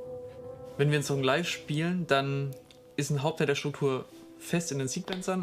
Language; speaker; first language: German; native; German